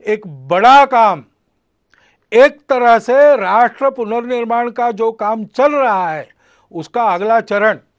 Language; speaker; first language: Hindi; non-native, local second language; Marathi